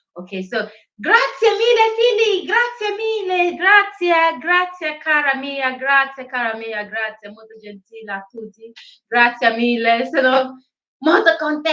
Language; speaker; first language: Italian; non-native, learner; Igbo